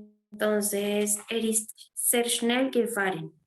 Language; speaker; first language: German; non-native, fluent; Spanish